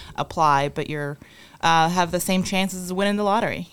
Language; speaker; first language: English; non-native, fluent; Spanish